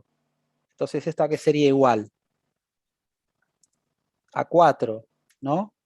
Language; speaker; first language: Spanish; native; Spanish